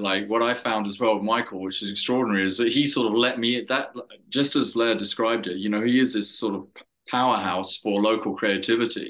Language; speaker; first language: English; native; English